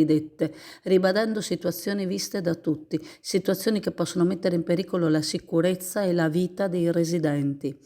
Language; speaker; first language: Italian; native; Italian